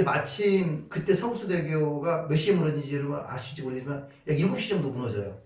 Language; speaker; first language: Korean; native; Korean